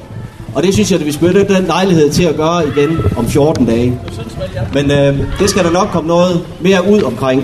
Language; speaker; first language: Danish; native; Danish